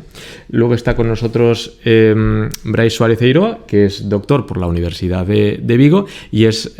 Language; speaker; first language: Spanish; native; Spanish